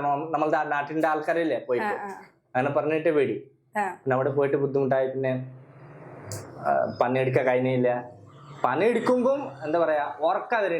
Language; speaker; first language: Malayalam; non-native, local second language; Bangla